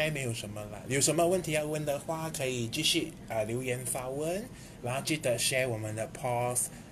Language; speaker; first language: Chinese; native; Chinese